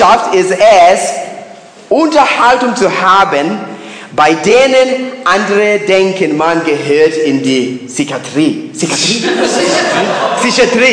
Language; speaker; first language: German; non-native, learner; English